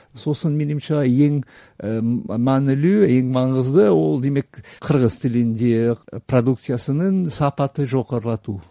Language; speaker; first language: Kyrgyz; non-native, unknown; English